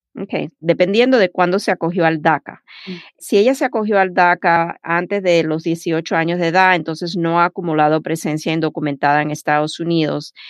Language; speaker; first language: Spanish; early bilingual, heritage; Spanish